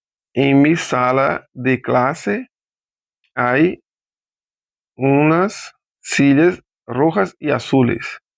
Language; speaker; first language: Spanish; non-native, fluent; Portuguese